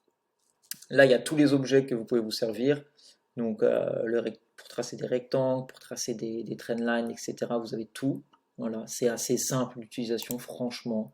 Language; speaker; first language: French; native; French